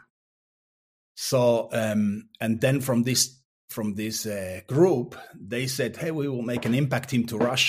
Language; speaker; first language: English; non-native, fluent; Swiss German